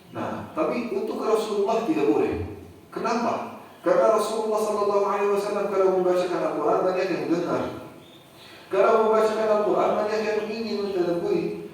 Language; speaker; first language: Indonesian; non-native, fluent; Arabic